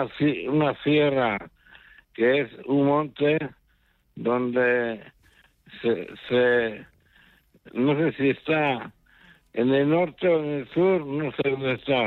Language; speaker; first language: Spanish; non-native, local second language; Basque